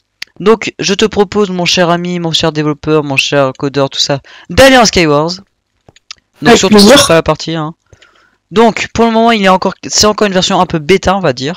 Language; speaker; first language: French; native; French